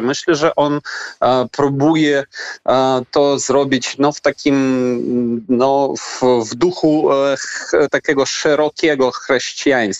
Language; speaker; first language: Polish; non-native, fluent; Ukrainian